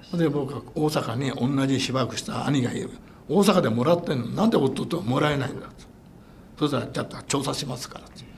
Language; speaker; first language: Japanese; native; Japanese